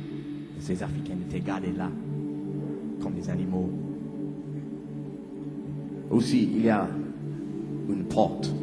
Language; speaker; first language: French; non-native, learner; English